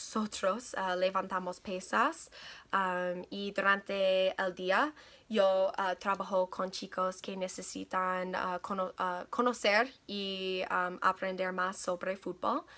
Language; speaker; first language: Spanish; non-native, learner; English